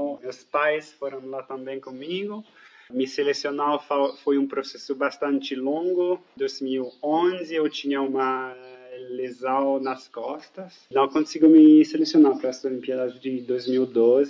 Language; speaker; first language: Portuguese; non-native, fluent; French